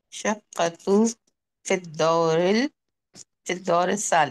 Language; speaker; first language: Arabic; non-native, learner; Urdu